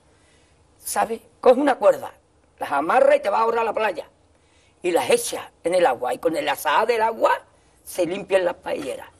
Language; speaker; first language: Spanish; native; Spanish